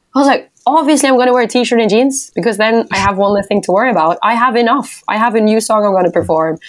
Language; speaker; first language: English; non-native, fluent; Norwegian